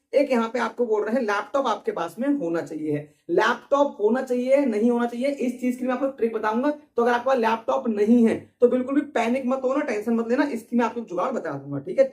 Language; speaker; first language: Hindi; native; Hindi